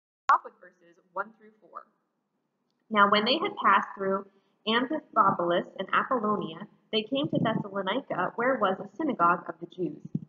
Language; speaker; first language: English; native; English